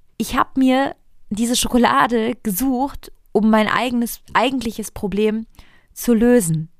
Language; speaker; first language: German; non-native, fluent; Italian